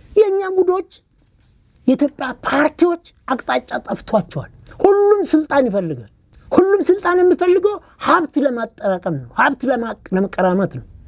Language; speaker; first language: Amharic; non-native, local second language; Oromo